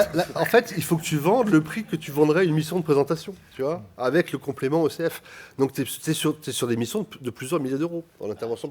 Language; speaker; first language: French; native; French